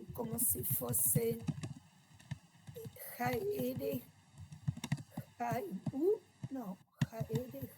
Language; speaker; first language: Portuguese; non-native, fluent; Spanish